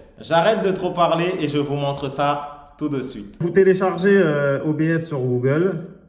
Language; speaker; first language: French; native; French